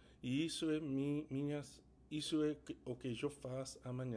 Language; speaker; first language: Portuguese; non-native, learner; English